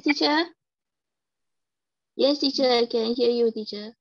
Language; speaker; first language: English; non-native, learner; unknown